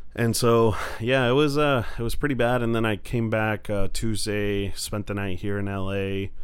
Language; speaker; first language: English; non-native, fluent; Spanish